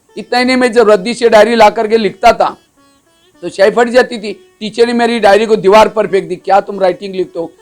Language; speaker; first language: Hindi; non-native, local second language; Marathi